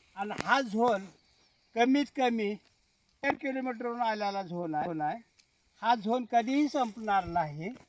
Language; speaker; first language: Marathi; native; Marathi